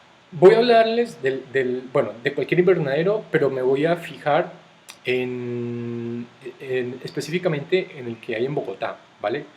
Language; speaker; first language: Spanish; native; Spanish